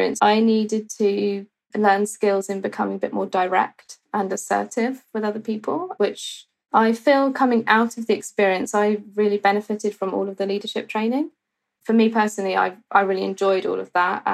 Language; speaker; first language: English; native; English